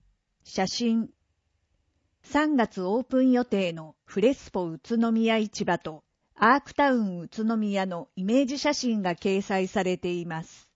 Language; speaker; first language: Japanese; native; Japanese